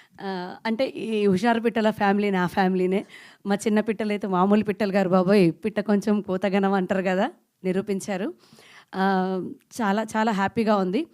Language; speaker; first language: Telugu; native; Telugu